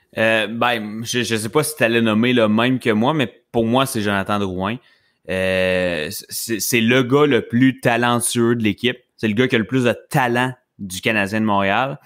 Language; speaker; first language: French; native; French